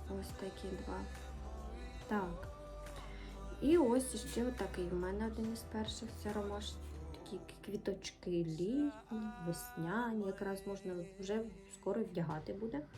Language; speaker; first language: Ukrainian; native; Ukrainian